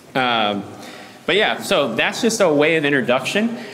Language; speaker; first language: English; native; English